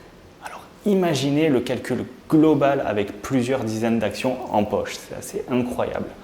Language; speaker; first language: French; native; French